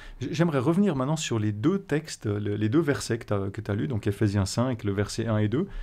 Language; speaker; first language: French; native; French